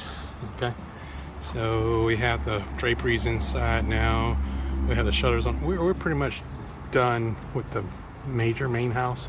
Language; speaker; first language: English; native; English